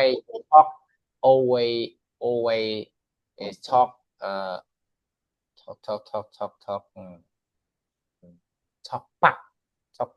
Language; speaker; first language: English; non-native, learner; Vietnamese